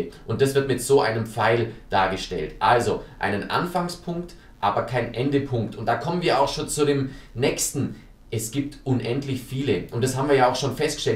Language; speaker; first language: German; native; German